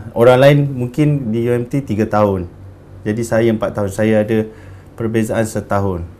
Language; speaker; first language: Malay; native; Malay